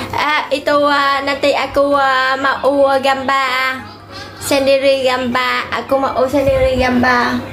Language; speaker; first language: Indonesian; non-native, learner; Vietnamese